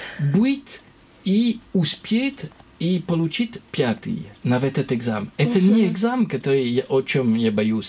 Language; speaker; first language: Russian; non-native, learner; French